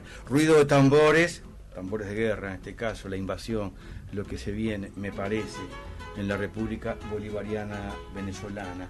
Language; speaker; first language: Spanish; native; Spanish